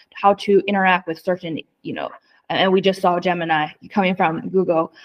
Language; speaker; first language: English; non-native, fluent; Chinese